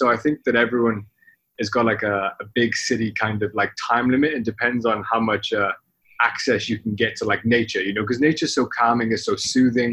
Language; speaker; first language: English; native; English